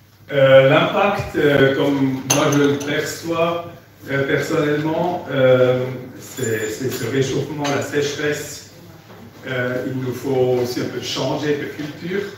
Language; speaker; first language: French; non-native, fluent; German